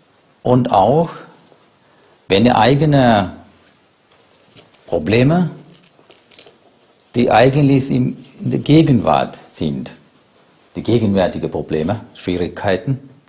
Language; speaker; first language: German; non-native, fluent; Sinhala